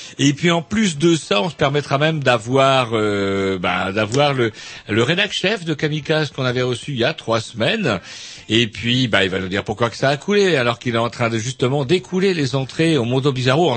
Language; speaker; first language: French; native; French